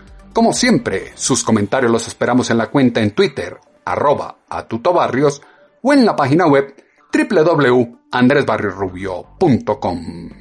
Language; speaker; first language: Spanish; native; Spanish